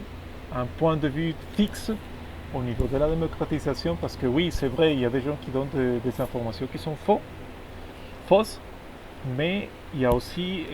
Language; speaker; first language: French; non-native, fluent; Spanish